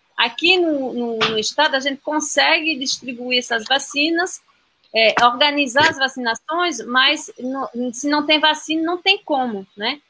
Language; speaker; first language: Portuguese; non-native, fluent; French